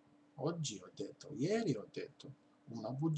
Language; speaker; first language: Italian; non-native, learner; English